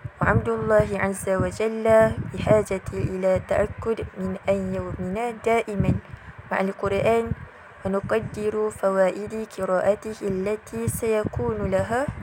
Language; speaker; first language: Arabic; non-native, learner; Malay